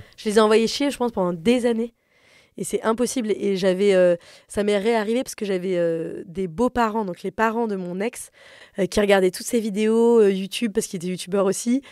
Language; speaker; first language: French; native; French